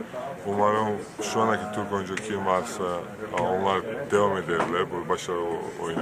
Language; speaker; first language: Turkish; non-native, fluent; Georgian